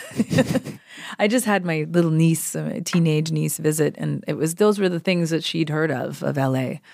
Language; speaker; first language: English; native; English